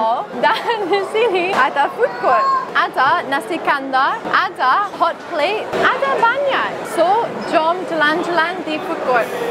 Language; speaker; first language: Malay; non-native, learner; English